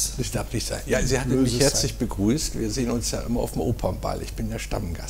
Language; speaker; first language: German; native; German